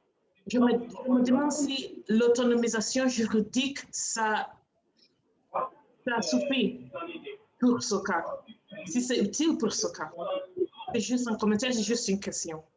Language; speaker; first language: French; non-native, learner; English